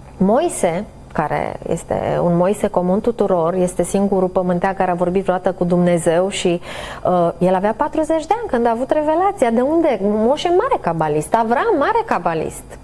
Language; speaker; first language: Romanian; native; Romanian